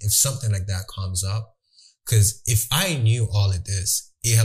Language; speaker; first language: English; non-native, local second language; Yoruba